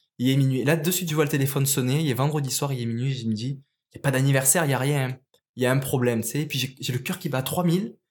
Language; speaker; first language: French; native; French